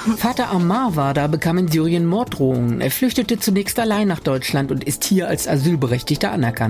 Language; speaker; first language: German; native; German